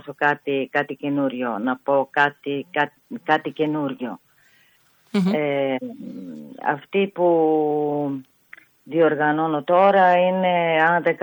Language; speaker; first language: Greek; non-native, fluent; Italian